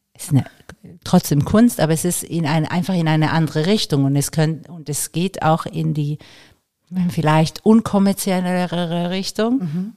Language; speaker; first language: German; non-native, fluent; Italian